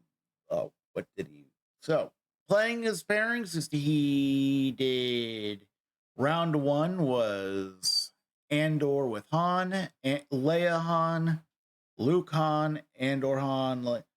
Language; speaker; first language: English; native; English